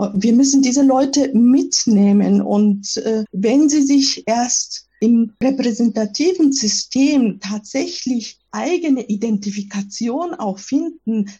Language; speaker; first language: German; non-native, fluent; Japanese